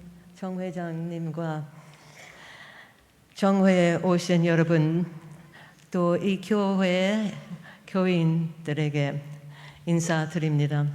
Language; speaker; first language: Korean; non-native, fluent; English